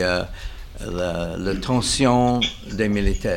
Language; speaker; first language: French; non-native, fluent; English